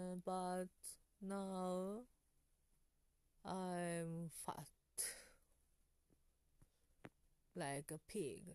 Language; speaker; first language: English; non-native, learner; Japanese